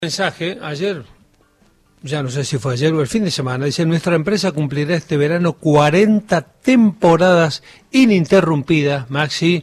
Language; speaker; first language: Spanish; native; Spanish